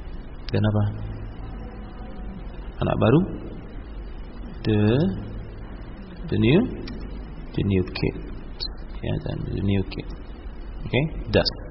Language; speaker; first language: English; non-native, local second language; Indonesian